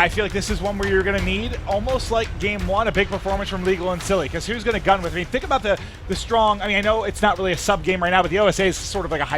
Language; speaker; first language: English; native; English